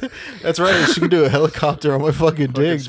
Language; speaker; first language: English; native; English